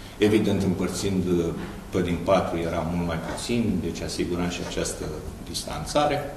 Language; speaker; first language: Romanian; native; Romanian